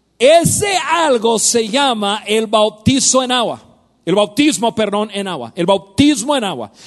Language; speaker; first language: Spanish; non-native, fluent; English